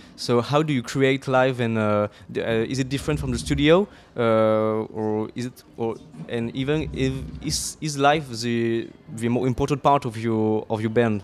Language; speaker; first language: English; non-native, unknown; French